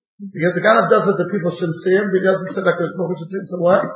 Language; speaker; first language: English; native; English